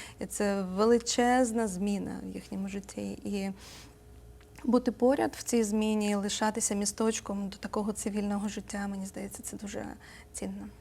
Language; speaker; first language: Ukrainian; native; Ukrainian